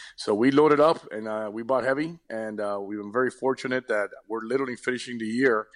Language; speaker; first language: English; early bilingual, other home language; Spanish